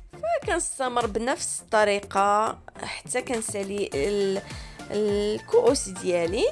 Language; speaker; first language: Arabic; native; Arabic